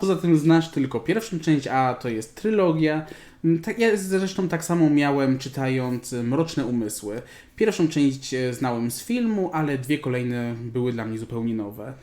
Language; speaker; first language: Polish; native; Polish